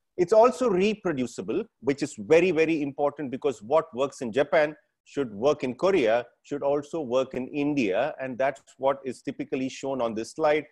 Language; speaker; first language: English; non-native, local second language; Tamil